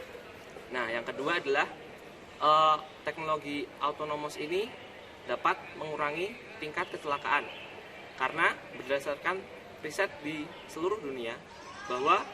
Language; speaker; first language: Indonesian; native; Indonesian